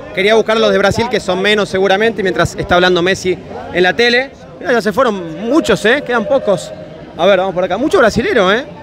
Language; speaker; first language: Spanish; native; Spanish